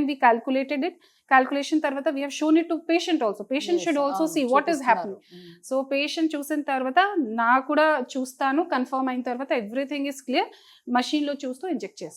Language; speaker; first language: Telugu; non-native, local second language; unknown